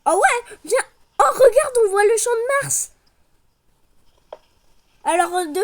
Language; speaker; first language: French; native; French